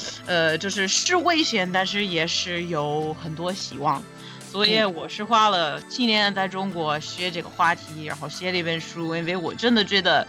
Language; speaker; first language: Chinese; non-native, fluent; English